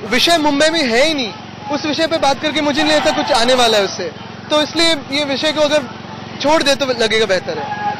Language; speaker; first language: Hindi; non-native, local second language; Marathi